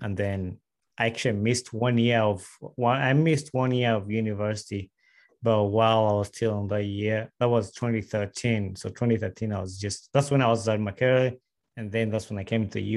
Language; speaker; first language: English; non-native, local second language; Ganda